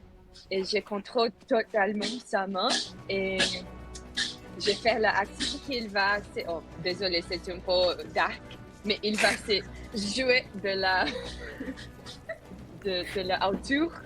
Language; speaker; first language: French; non-native, learner; Spanish